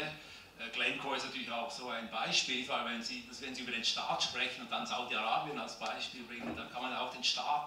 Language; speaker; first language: German; native; German